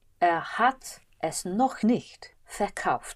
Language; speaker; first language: German; non-native, learner; English